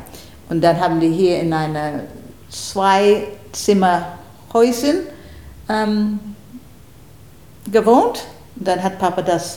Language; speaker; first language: German; early bilingual, heritage; German